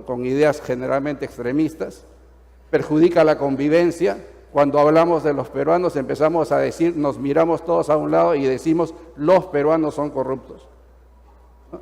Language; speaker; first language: Spanish; native; Spanish